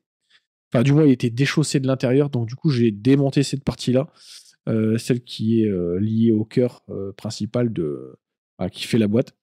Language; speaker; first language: French; native; French